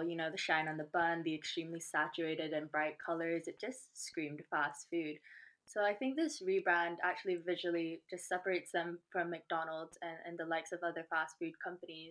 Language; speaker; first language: English; non-native, local second language; Chinese